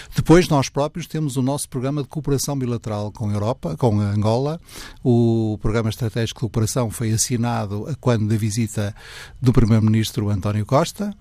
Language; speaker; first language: Portuguese; native; Portuguese